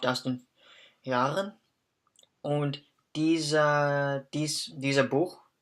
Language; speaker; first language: German; non-native, learner; English